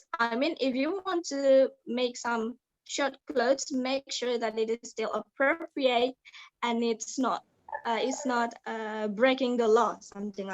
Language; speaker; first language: English; non-native, fluent; Indonesian